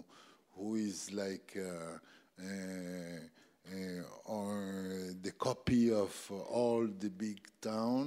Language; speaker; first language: English; non-native, learner; French